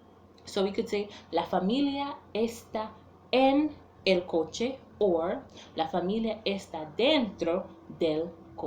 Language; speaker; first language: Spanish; non-native, fluent; English